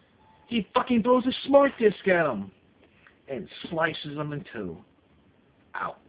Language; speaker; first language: English; native; English